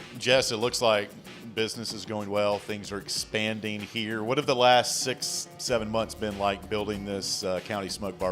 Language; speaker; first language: English; native; English